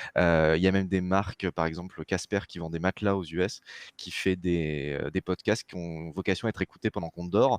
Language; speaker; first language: French; native; French